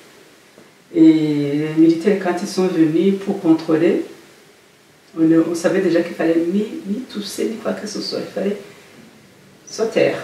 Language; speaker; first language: French; non-native, local second language; Kinyarwanda